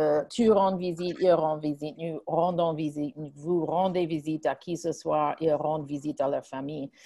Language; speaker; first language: French; non-native, fluent; English